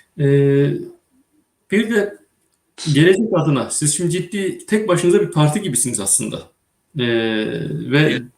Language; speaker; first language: Turkish; native; Turkish